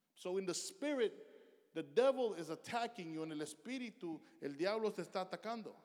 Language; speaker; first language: English; early bilingual, other home language; Spanish